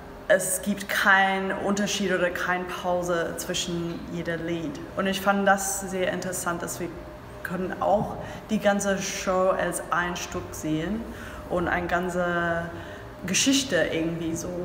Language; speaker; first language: German; non-native, learner; English